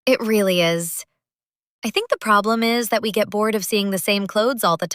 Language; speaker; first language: English; native; English